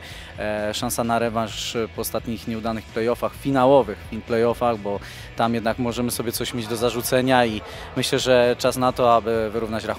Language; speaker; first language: Polish; native; Polish